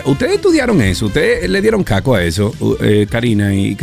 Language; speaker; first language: Spanish; native; Spanish